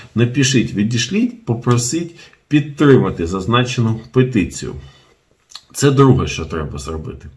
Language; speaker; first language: Ukrainian; non-native, local second language; Russian